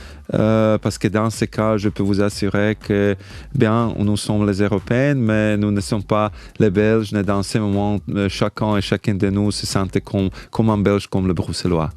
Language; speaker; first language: French; non-native, fluent; Slovak